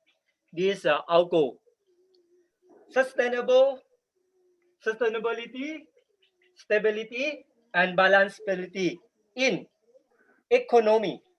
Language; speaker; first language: English; non-native, learner; Thai